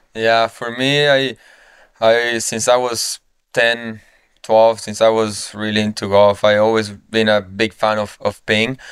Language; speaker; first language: English; non-native, fluent; Spanish